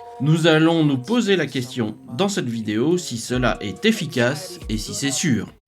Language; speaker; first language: French; native; French